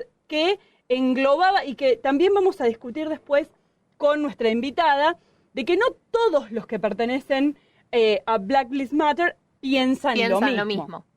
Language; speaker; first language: Spanish; native; Spanish